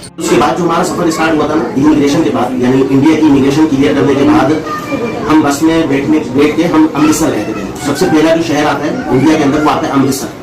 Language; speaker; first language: Urdu; native; Urdu